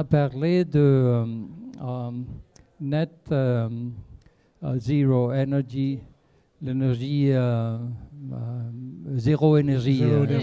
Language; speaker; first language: French; non-native, fluent; Spanish